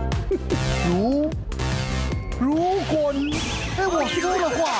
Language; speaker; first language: Chinese; native; Chinese